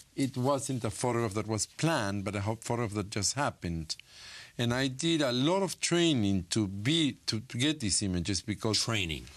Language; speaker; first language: English; non-native, fluent; Spanish